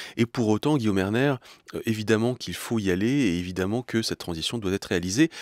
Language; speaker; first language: French; native; French